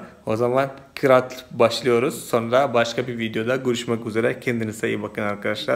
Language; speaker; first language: Turkish; non-native, fluent; Malayalam